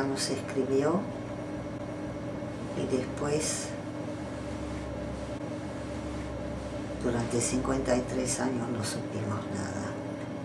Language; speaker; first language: Spanish; non-native, fluent; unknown